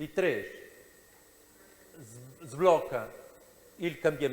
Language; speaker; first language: Italian; non-native, learner; Portuguese